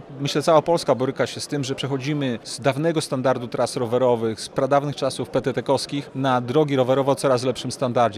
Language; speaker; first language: Polish; native; Polish